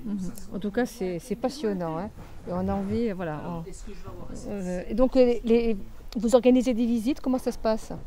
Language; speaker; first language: French; native; French